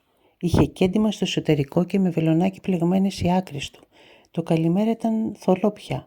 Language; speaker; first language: Greek; native; Greek